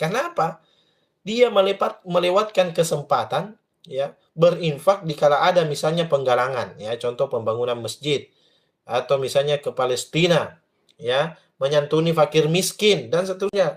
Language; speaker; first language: Indonesian; native; Indonesian